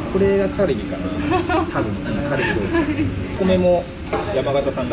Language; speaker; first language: Japanese; native; Japanese